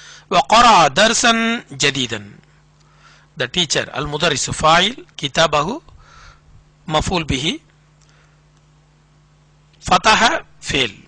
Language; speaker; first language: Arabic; non-native, fluent; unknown